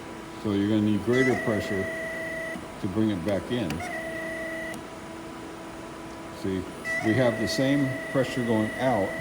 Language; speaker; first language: English; native; English